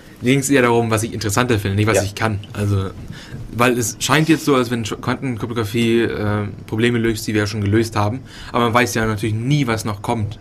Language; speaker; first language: German; native; German